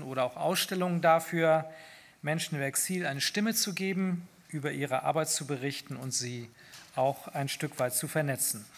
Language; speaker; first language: German; native; German